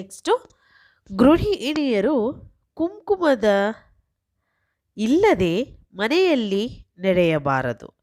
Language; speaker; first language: Kannada; native; Kannada